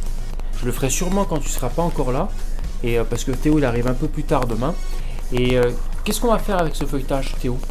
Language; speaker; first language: French; native; French